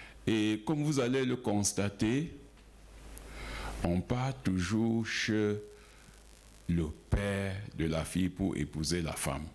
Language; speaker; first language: French; non-native, local second language; Ghomala